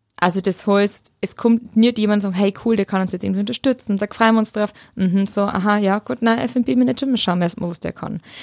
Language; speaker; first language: German; native; German